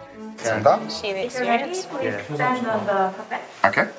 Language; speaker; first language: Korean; non-native, learner; English